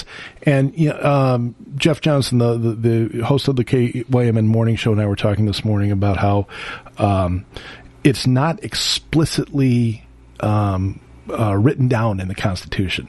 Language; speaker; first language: English; native; English